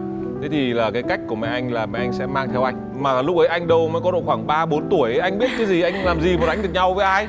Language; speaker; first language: Vietnamese; native; Vietnamese